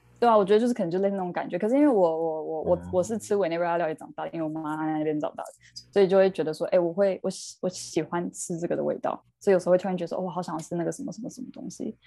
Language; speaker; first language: Chinese; early bilingual, heritage; Chinese